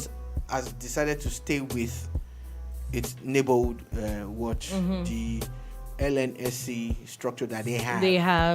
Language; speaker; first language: English; non-native, local second language; Yoruba